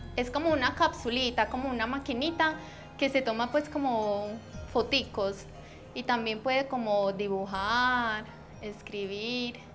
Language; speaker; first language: Spanish; early bilingual, heritage; Japanese